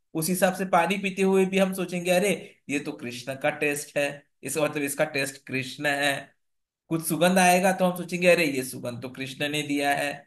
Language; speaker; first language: Hindi; non-native, local second language; Marathi